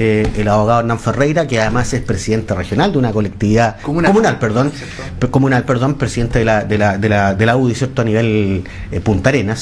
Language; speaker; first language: Spanish; native; Spanish